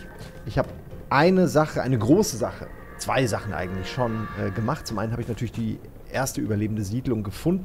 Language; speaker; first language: German; native; German